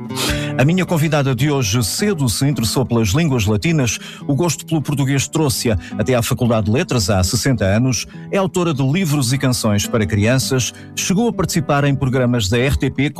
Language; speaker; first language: Portuguese; native; Portuguese